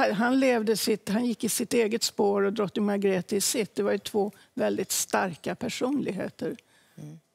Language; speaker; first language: Swedish; native; Swedish